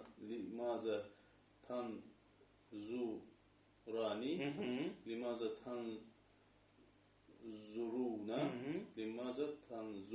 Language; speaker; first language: Arabic; non-native, learner; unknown